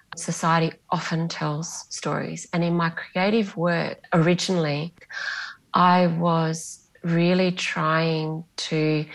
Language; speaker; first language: English; non-native, local second language; Greek